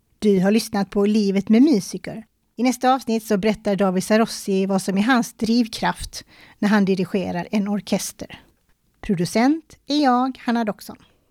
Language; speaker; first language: Swedish; native; Swedish